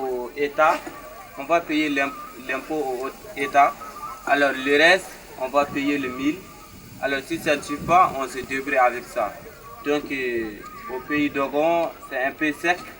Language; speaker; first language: French; non-native, learner; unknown